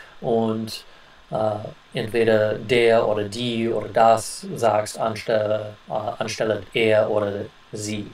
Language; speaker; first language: German; non-native, fluent; English